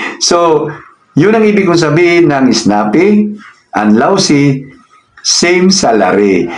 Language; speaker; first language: Filipino; native; Filipino